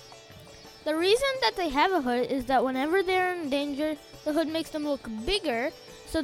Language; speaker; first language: English; native; English